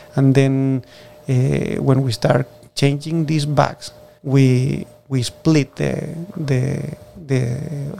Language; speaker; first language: English; non-native, fluent; Spanish